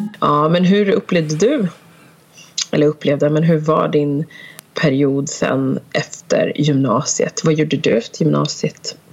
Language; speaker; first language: Swedish; early bilingual, other home language; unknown